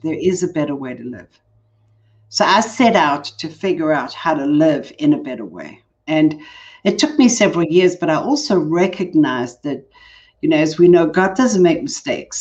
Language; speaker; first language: English; native; English